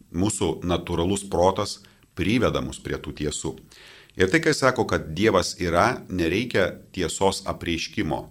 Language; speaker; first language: Lithuanian; non-native, local second language; Polish